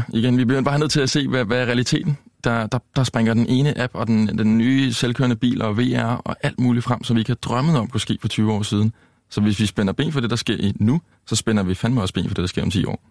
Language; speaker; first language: Danish; native; Danish